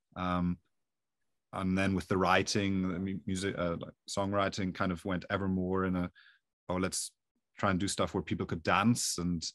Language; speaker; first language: English; native; English